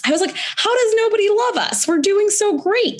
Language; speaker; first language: English; early bilingual, other home language; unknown